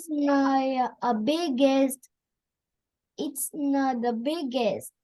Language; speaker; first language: English; non-native, learner; Vietnamese